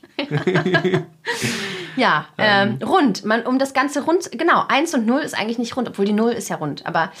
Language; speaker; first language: German; early bilingual, other home language; Russian